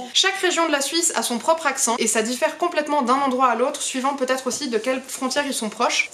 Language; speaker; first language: French; early bilingual, other home language; Hebrew